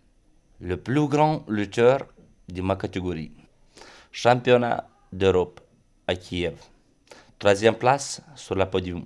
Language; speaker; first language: French; non-native, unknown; Romanian